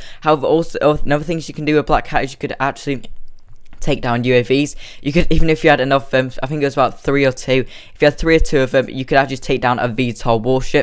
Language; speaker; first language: English; native; English